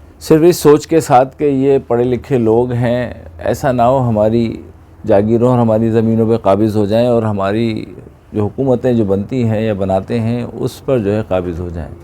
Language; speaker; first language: Urdu; native; Urdu